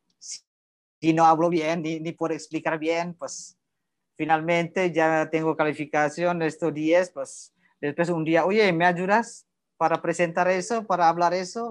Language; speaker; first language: Spanish; non-native, learner; Indonesian